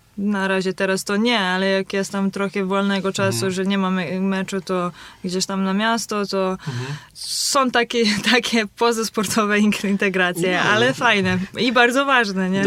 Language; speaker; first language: Polish; non-native, fluent; Serbian